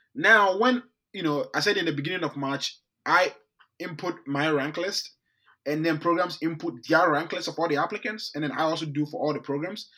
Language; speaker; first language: English; non-native, local second language; Akan